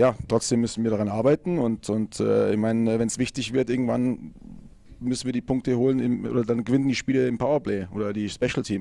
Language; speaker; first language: German; native; German